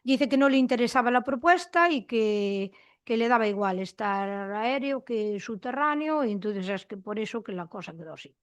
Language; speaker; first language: Spanish; non-native, local second language; Galician